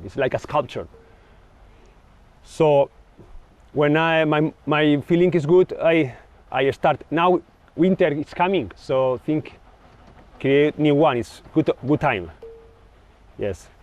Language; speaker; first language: English; non-native, learner; Spanish